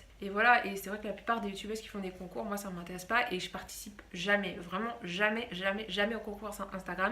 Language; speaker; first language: French; native; French